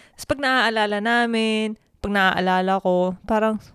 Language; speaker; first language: Filipino; native; Filipino